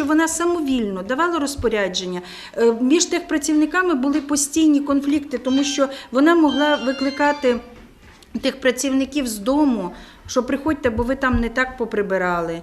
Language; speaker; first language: Ukrainian; native; Ukrainian